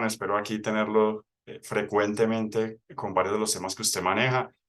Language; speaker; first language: Spanish; native; Spanish